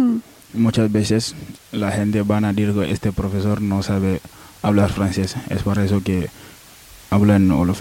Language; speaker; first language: Spanish; non-native, learner; Wolof